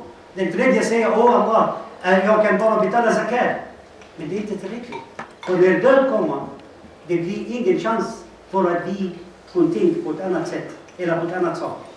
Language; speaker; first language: Swedish; non-native, fluent; Arabic